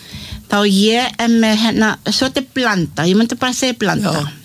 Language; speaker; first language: Icelandic; non-native, learner; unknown